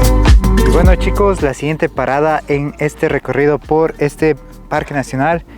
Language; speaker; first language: Spanish; native; Spanish